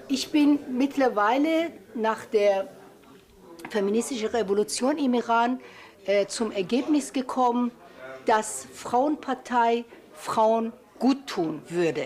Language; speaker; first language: German; non-native, fluent; Persian